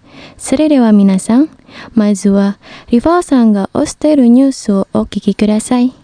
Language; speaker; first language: Japanese; non-native, fluent; Indonesian